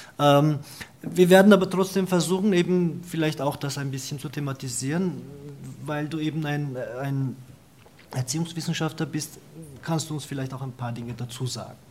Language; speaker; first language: German; non-native, fluent; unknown